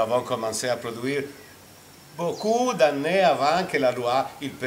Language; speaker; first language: French; non-native, fluent; Italian